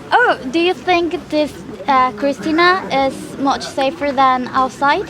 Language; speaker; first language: English; non-native, learner; Korean